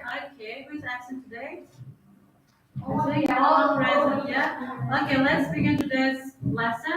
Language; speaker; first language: English; non-native, fluent; Uzbek